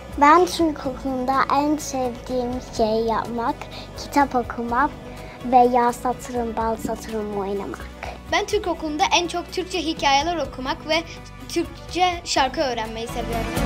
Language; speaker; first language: Turkish; early bilingual, heritage; Turkish